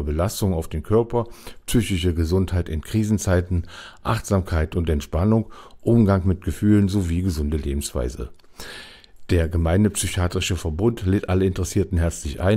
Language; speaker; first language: German; native; German